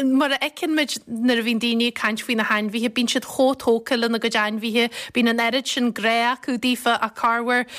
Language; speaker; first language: Irish; native; Irish